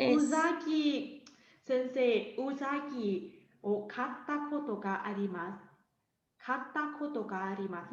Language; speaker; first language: Japanese; non-native, fluent; Thai